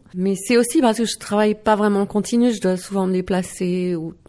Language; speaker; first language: French; non-native, local second language; Dutch